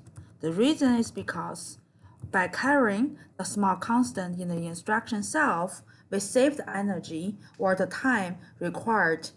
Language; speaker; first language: English; non-native, fluent; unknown